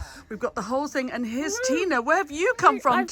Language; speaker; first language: English; native; English